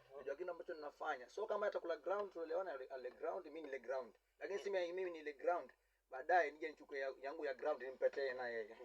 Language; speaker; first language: Swahili; non-native, local second language; Giryama